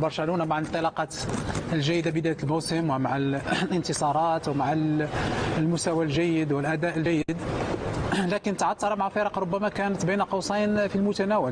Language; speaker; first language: Arabic; native; Arabic